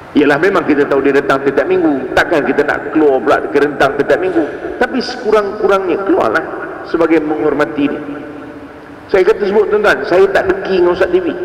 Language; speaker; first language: Malay; native; Malay